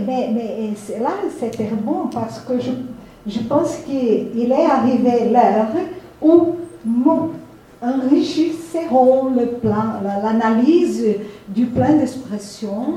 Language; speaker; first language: French; non-native, learner; Portuguese